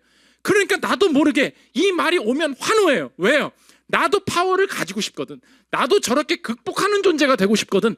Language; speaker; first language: Korean; native; Korean